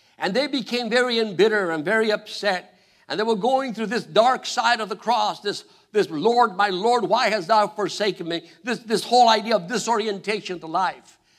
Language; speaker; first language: English; non-native, fluent; Spanish